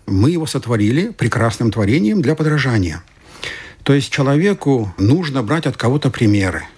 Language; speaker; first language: Russian; non-native, fluent; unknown